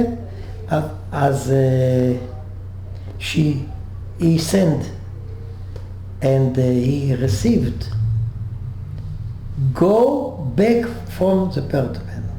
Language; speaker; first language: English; non-native, learner; French